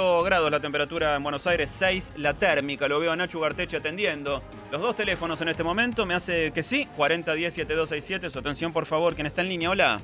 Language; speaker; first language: Spanish; native; Spanish